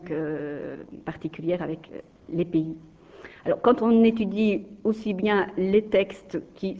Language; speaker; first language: French; native; French